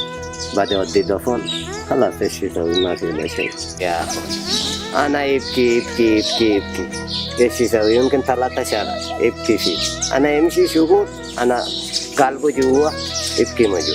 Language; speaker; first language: Arabic; non-native, learner; Bangla